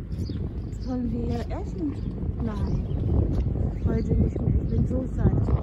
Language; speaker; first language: German; non-native, learner; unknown